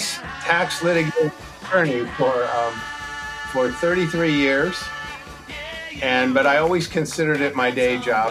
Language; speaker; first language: English; native; English